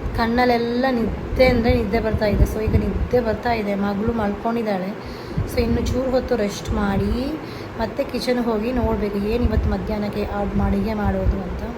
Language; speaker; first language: Kannada; non-native, local second language; Tulu